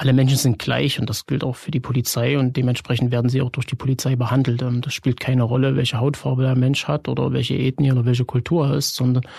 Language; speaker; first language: German; native; German